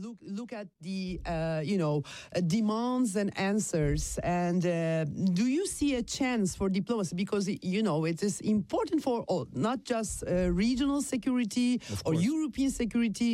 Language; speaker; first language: English; non-native, fluent; Turkish